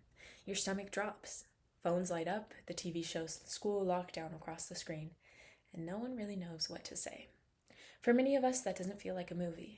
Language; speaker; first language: English; native; English